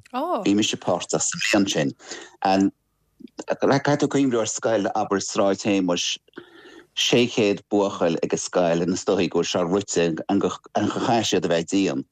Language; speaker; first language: Irish; non-native, local second language; English